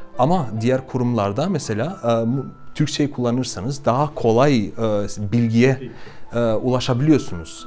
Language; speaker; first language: Turkish; non-native, fluent; Albanian